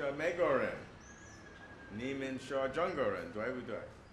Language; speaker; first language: Chinese; non-native, learner; English